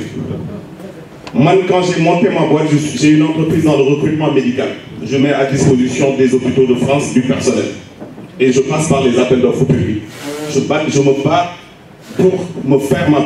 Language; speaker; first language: French; non-native, local second language; Wolof